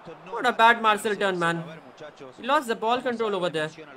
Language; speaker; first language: English; non-native, local second language; Hindi